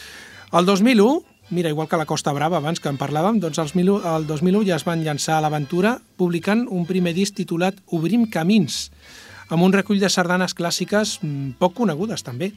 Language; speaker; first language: Catalan; native; Catalan